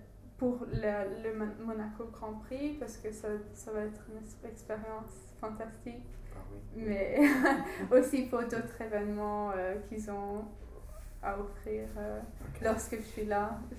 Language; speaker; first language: French; non-native, learner; English